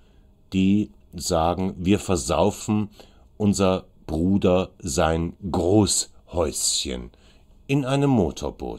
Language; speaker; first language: German; native; German